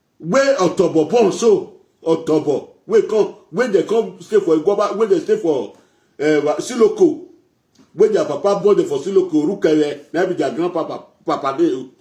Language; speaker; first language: Nigerian Pidgin; non-native, local second language; Bini